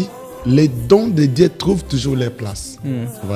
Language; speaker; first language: French; non-native, local second language; Lingala